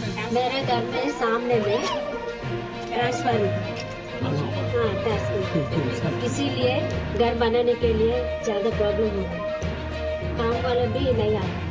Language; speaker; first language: Hindi; non-native, local second language; Telugu